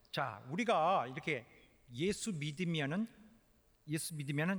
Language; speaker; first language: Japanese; non-native, fluent; Korean